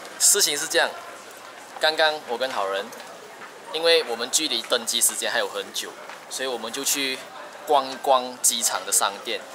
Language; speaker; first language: Chinese; native; Chinese